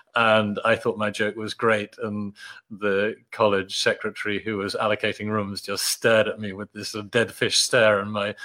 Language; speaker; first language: English; native; English